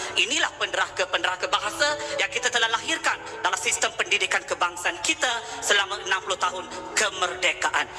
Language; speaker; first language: Malay; non-native, local second language; Tamil